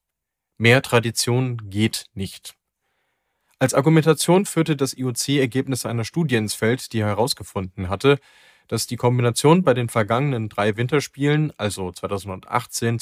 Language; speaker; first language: German; native; German